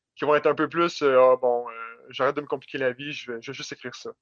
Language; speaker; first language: French; native; French